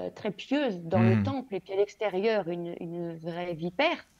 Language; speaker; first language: French; native; French